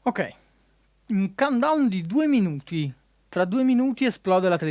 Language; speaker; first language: Italian; native; Italian